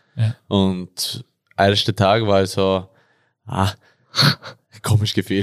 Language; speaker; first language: German; non-native, learner; Norwegian